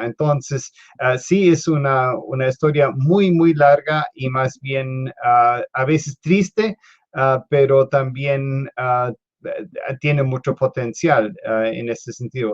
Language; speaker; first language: Spanish; non-native, fluent; English